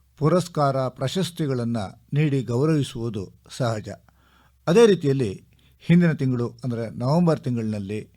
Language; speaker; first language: Kannada; native; Kannada